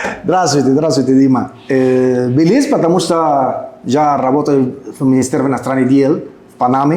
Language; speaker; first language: Russian; non-native, learner; Spanish